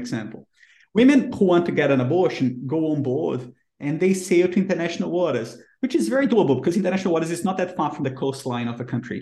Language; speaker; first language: English; non-native, fluent; Portuguese